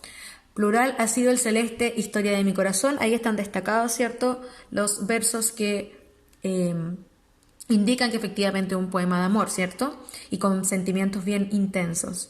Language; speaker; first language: Spanish; native; Spanish